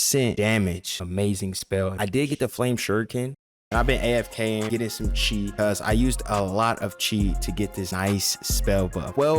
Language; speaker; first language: English; native; English